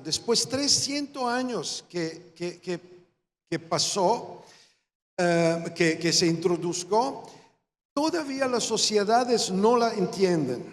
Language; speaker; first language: Spanish; non-native, fluent; Croatian